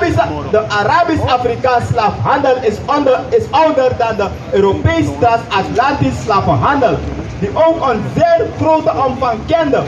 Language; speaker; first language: Dutch; non-native, local second language; Sranan Tongo